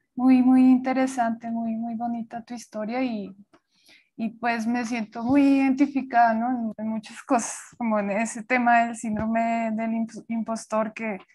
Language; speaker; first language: Spanish; native; Spanish